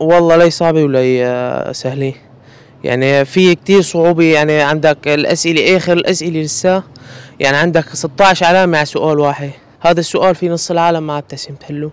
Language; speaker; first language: Arabic; native; Arabic